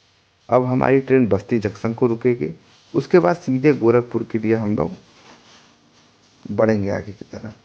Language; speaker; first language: Hindi; native; Hindi